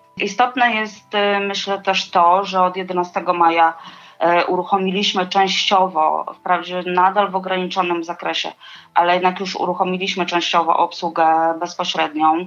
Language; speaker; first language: Polish; native; Polish